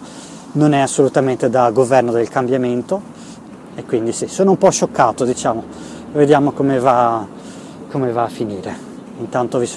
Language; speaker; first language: Italian; native; Italian